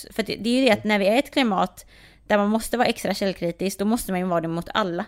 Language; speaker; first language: Swedish; early bilingual, other home language; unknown